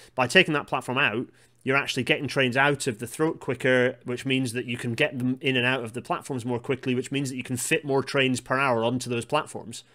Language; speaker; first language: English; native; English